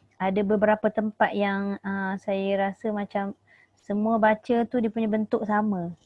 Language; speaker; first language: Malay; native; Malay